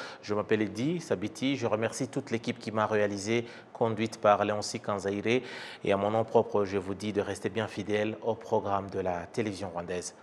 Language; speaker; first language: French; non-native, local second language; Kinyarwanda